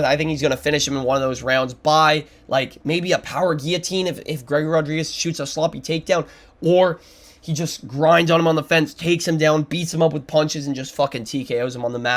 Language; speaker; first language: English; native; English